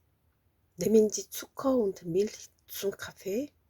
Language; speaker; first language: German; non-native, fluent; Korean